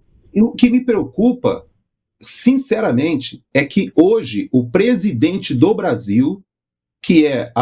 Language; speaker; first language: Portuguese; native; Portuguese